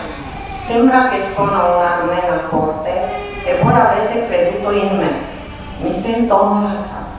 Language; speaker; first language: Italian; non-native, learner; Romanian